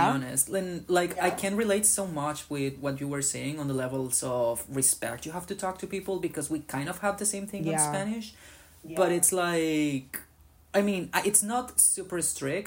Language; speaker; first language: English; non-native, fluent; Spanish